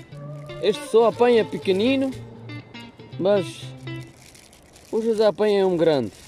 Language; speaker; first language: Portuguese; non-native, learner; Bangla